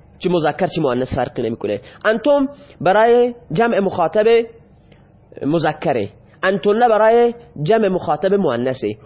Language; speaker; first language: Persian; non-native, local second language; Baluchi